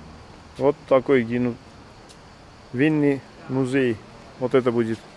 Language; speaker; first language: Russian; non-native, learner; Armenian